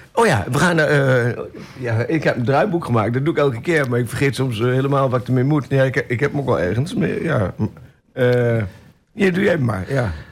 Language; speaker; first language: Dutch; native; Dutch